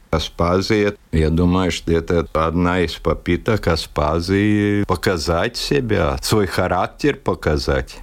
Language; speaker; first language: Russian; non-native, local second language; Latvian